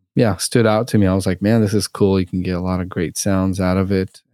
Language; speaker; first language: English; early bilingual, other home language; Russian